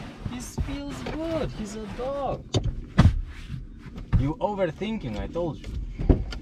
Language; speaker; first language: English; non-native, learner; Lithuanian